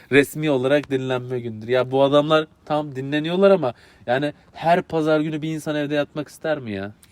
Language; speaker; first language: Turkish; native; Turkish